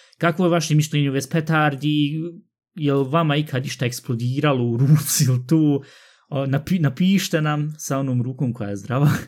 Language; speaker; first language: Bosnian; early bilingual, heritage; Bosnian